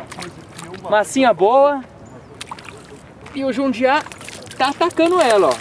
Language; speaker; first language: Portuguese; native; Portuguese